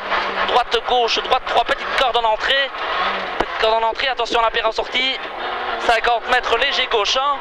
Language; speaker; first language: French; native; French